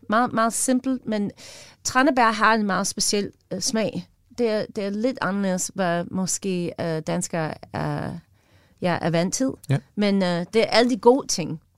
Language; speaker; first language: Danish; non-native, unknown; English